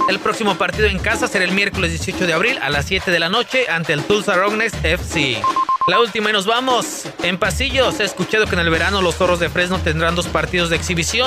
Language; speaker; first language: Spanish; native; Spanish